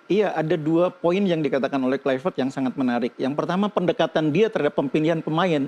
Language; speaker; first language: Indonesian; native; Indonesian